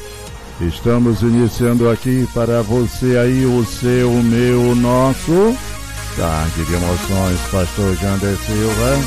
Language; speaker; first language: Portuguese; native; Portuguese